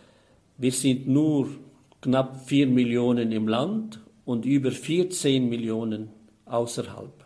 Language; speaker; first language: German; non-native, fluent; Arabic